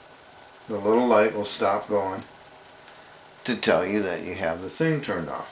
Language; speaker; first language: English; native; English